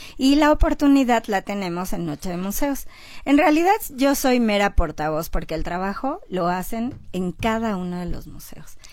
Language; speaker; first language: Spanish; native; Spanish